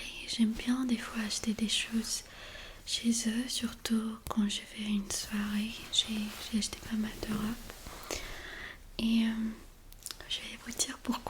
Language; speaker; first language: French; non-native, fluent; Armenian